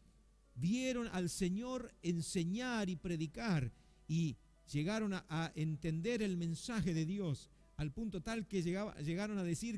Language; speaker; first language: Spanish; native; Spanish